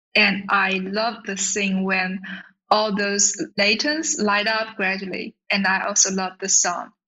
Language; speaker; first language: English; non-native, fluent; Chinese